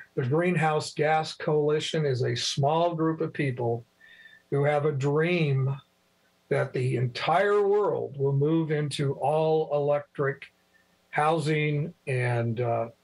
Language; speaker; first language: English; native; English